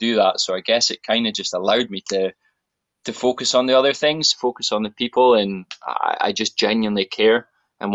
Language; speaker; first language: English; native; English